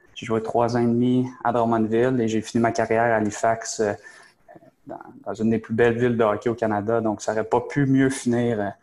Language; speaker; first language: French; native; French